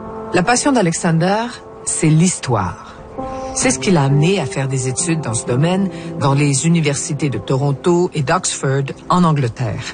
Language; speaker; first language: French; native; French